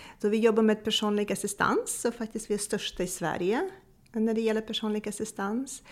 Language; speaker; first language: Swedish; non-native, fluent; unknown